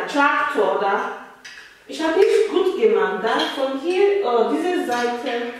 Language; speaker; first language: German; non-native, learner; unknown